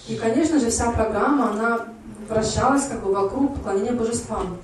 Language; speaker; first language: Russian; native; Russian